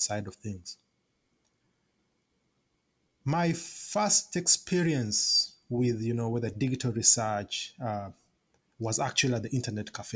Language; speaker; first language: English; non-native, local second language; Ganda